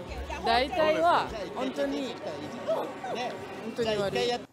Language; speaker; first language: Japanese; non-native, learner; English